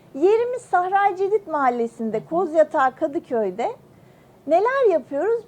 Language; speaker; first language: Turkish; native; Turkish